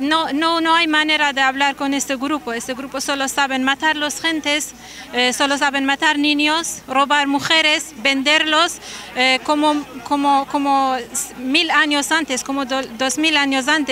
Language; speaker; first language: Spanish; non-native, learner; Kurdish